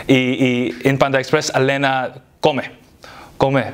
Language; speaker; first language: Spanish; non-native, learner; English